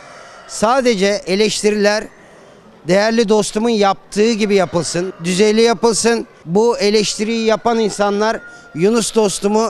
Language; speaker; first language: Turkish; native; Turkish